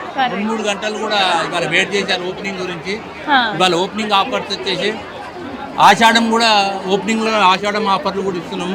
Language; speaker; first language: Telugu; native; Telugu